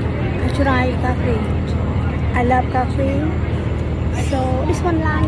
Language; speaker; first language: English; non-native, learner; Khmer